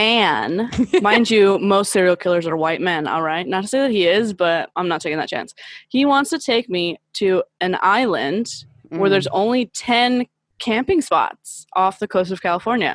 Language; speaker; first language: English; early bilingual, other home language; Spanish